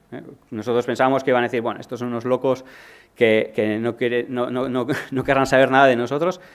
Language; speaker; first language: Spanish; native; Spanish